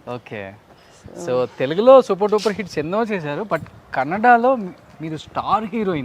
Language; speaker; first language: Telugu; native; Telugu